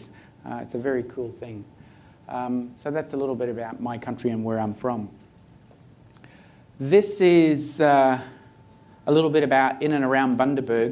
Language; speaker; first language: English; native; English